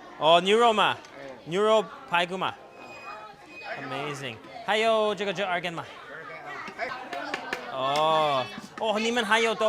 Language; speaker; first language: Chinese; non-native, learner; English